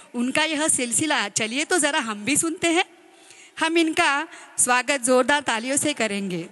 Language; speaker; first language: Hindi; non-native, local second language; Marathi